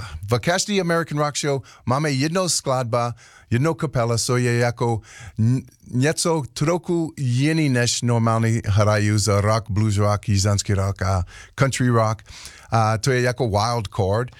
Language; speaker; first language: Czech; non-native, learner; English